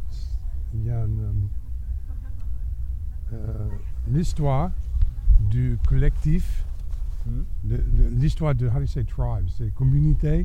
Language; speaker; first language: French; non-native, fluent; English